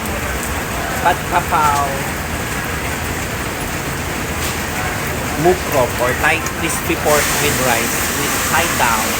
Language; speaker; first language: English; non-native, local second language; Filipino